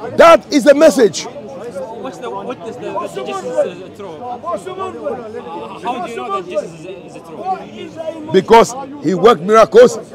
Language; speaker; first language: English; non-native, local second language; Ga